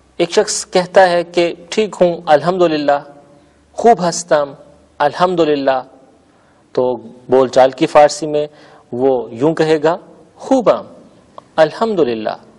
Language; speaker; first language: Urdu; native; Urdu